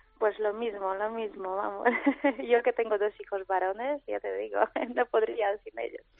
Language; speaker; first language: Spanish; non-native, fluent; Polish